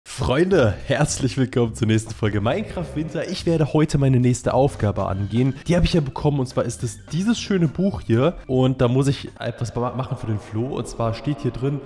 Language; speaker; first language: German; native; German